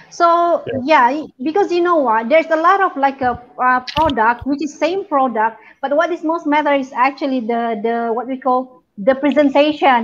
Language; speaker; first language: English; non-native, local second language; Malay